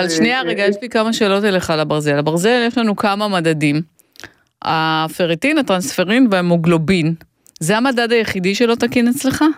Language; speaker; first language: Hebrew; native; Hebrew